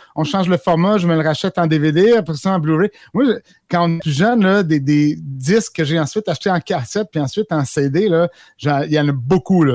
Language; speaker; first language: French; native; French